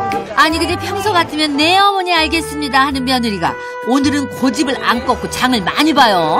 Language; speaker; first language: Korean; native; Korean